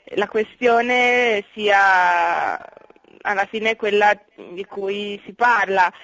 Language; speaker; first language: Italian; native; Italian